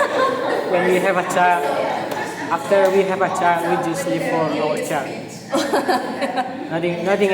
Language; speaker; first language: English; non-native, learner; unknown